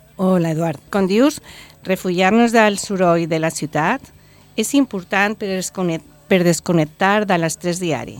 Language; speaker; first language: Catalan; non-native, learner; Spanish